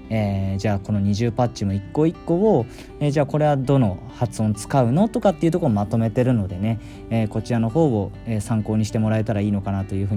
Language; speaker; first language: Japanese; native; Japanese